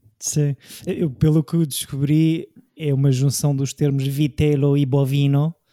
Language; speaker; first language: Portuguese; native; Portuguese